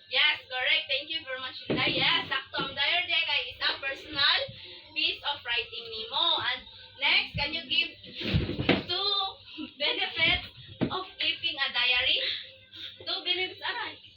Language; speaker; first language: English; non-native, local second language; Cebuano